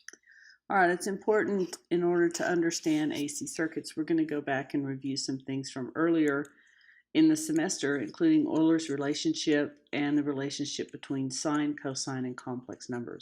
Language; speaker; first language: English; native; English